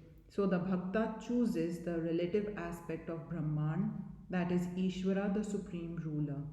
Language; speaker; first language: English; non-native, local second language; Hindi